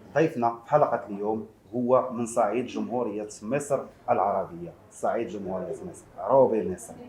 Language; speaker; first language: Arabic; native; Arabic